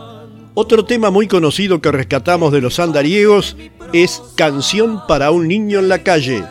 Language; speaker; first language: Spanish; native; Spanish